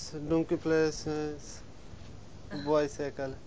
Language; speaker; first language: English; non-native, learner; Punjabi